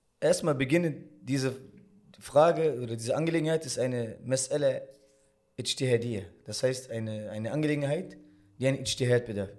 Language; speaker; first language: German; early bilingual, other home language; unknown